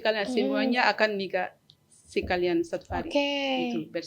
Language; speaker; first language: Indonesian; non-native, learner; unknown